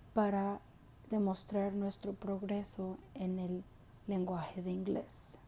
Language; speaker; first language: Spanish; early bilingual, heritage; Spanish